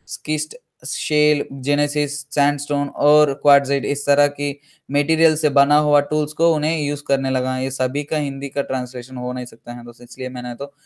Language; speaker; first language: Hindi; non-native, local second language; Telugu